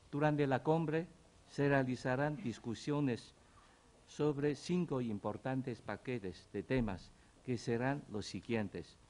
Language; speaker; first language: Spanish; non-native, fluent; Chinese